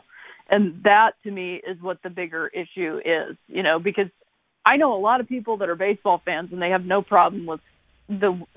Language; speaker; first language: English; native; English